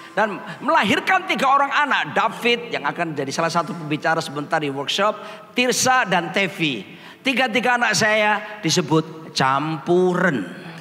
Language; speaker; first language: Indonesian; native; Indonesian